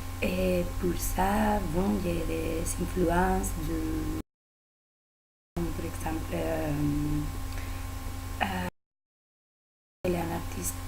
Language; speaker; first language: French; non-native, learner; Spanish